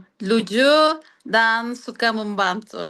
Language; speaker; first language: Indonesian; non-native, learner; Turkish